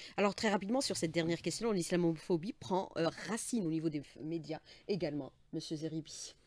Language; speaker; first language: French; non-native, local second language; Arabic